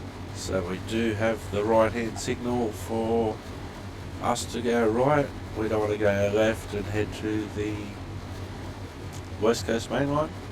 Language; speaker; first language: English; native; English